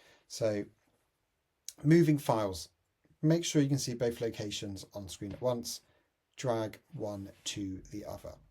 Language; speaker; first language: English; native; English